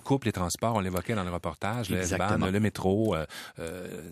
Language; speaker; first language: French; native; French